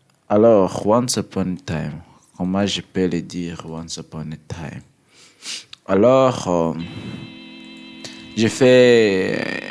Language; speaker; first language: French; non-native, learner; English